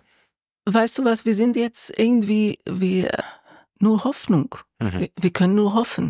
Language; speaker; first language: German; non-native, learner; Arabic